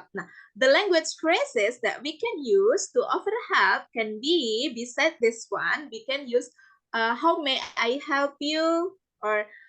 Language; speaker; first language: English; non-native, fluent; Indonesian